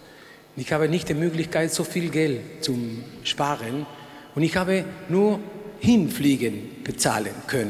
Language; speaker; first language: German; non-native, learner; Spanish